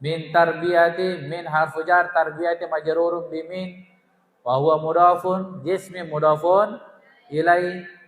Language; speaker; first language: Arabic; non-native, fluent; Indonesian